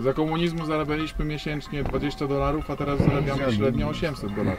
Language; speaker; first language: Polish; native; Polish